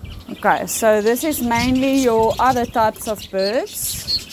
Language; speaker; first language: English; non-native, local second language; Afrikaans